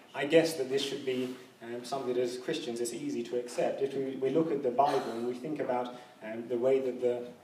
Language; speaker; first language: English; native; English